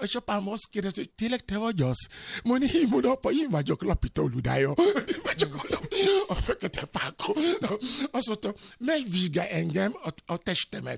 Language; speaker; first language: Hungarian; non-native, learner; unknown